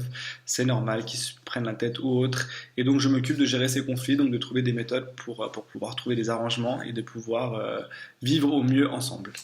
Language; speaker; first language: French; native; French